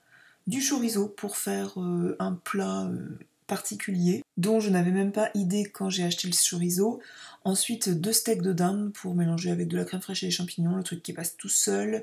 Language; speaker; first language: French; native; French